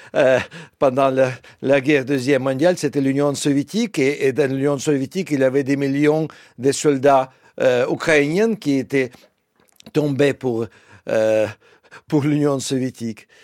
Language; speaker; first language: French; non-native, fluent; Russian